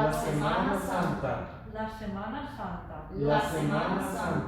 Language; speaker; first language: Spanish; non-native, learner; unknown